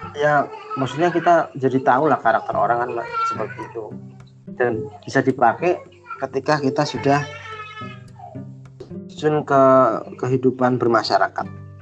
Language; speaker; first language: Indonesian; native; Indonesian